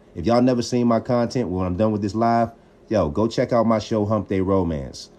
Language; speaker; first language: English; native; English